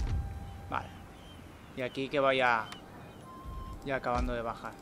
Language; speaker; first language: Spanish; native; Spanish